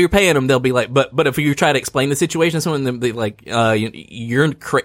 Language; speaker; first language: English; native; English